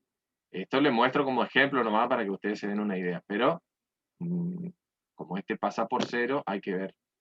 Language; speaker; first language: Spanish; native; Spanish